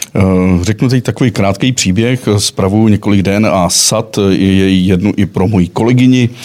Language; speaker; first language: Czech; native; Czech